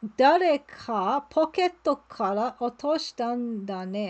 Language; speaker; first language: Japanese; non-native, learner; English